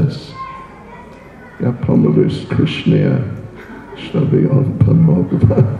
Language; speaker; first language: Russian; non-native, learner; English